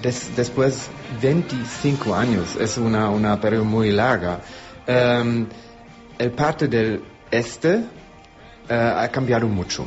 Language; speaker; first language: Catalan; non-native, learner; German